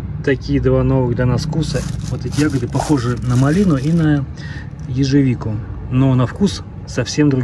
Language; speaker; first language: Russian; native; Russian